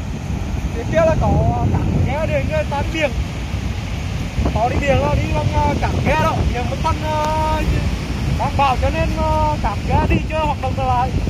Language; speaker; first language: Vietnamese; native; Vietnamese